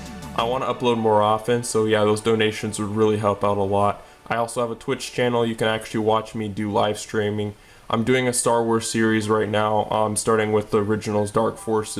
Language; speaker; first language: English; native; English